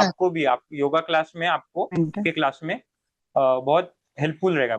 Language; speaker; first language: Hindi; non-native, local second language; Marathi